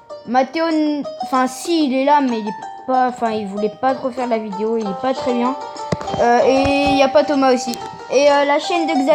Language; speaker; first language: French; native; French